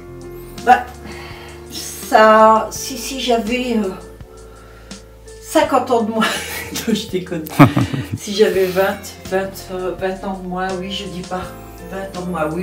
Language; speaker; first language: French; native; French